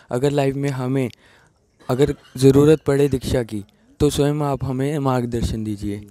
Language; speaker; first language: Hindi; native; Hindi